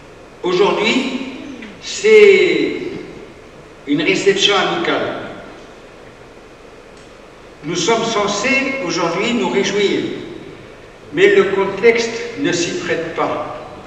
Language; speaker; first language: French; native; French